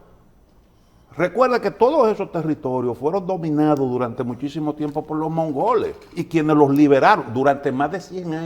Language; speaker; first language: Spanish; native; Spanish